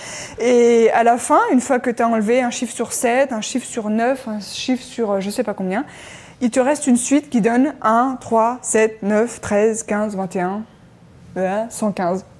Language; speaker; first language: French; native; French